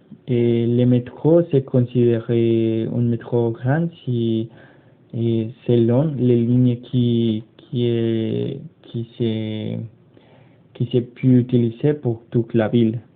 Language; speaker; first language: French; non-native, learner; Spanish